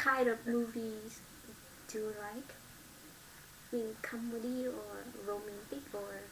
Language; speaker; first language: English; non-native, learner; Vietnamese